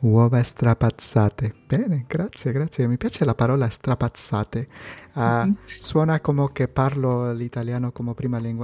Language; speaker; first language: Italian; non-native, learner; Spanish